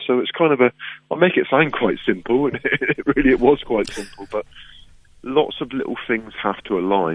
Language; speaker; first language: English; native; English